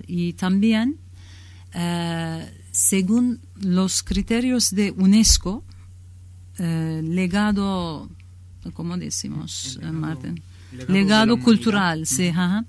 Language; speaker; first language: Spanish; non-native, learner; Kurdish